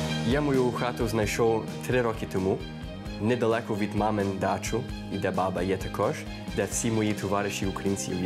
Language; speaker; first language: Ukrainian; early bilingual, heritage; Ukrainian